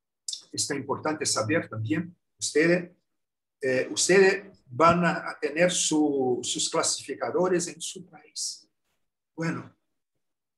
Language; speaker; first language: Spanish; non-native, learner; Portuguese